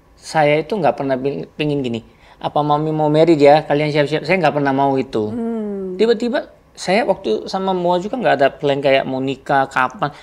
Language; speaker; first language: Indonesian; non-native, fluent; Korean